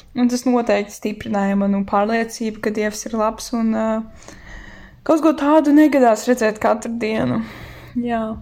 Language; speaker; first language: Latvian; native; Latvian